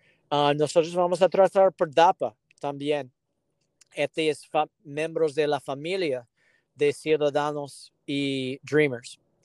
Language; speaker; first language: Spanish; non-native, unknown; English